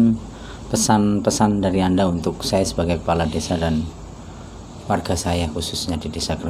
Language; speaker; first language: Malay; non-native, local second language; Javanese